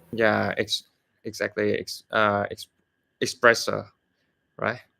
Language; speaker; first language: English; non-native, learner; Vietnamese